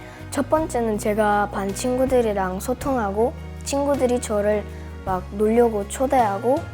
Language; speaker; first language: Korean; early bilingual, other home language; Russian